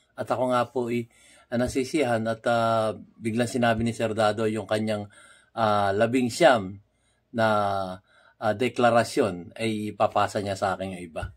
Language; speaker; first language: Filipino; native; Filipino